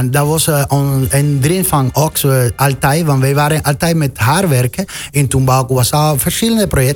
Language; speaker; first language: Dutch; non-native, fluent; Spanish